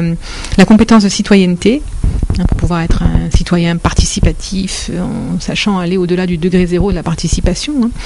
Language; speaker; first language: French; native; French